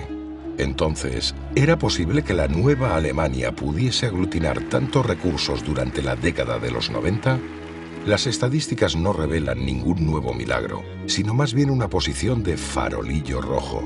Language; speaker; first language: Spanish; native; Spanish